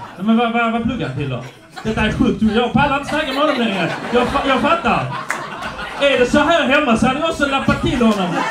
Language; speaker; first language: Swedish; early bilingual, other home language; Polish